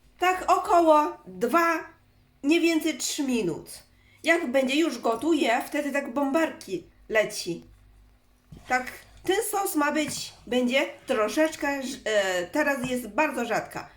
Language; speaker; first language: Polish; non-native, learner; Chinese